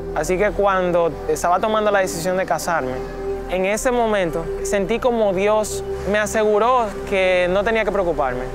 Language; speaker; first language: Spanish; native; Spanish